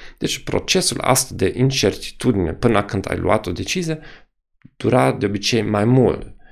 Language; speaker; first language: Romanian; non-native, fluent; German